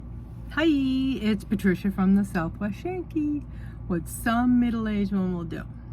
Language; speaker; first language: English; native; English